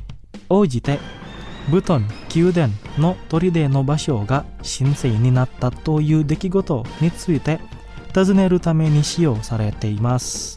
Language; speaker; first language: Japanese; non-native, fluent; Indonesian